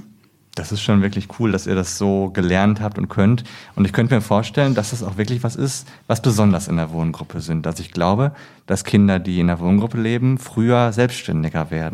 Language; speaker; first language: German; native; German